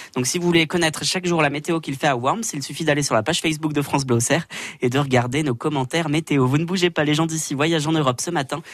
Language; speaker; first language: French; native; French